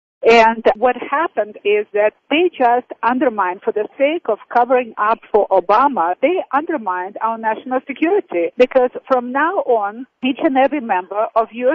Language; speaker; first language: English; non-native, fluent; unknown